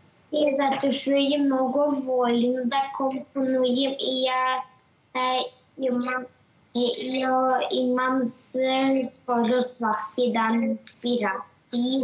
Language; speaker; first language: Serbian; early bilingual, heritage; Serbian